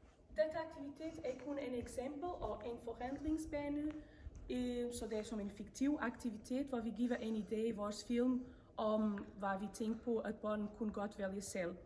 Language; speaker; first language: Danish; non-native, fluent; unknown